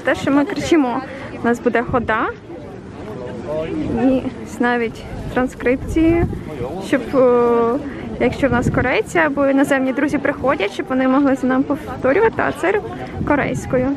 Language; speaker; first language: Ukrainian; native; Ukrainian